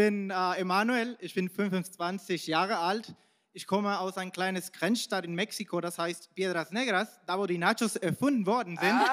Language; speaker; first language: German; non-native, fluent; Spanish